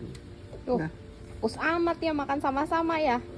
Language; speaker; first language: Indonesian; native; Indonesian